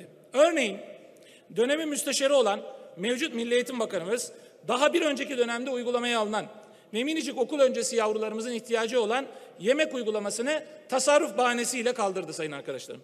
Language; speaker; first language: Turkish; native; Turkish